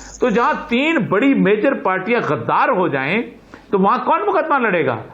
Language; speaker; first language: Urdu; non-native, local second language; Punjabi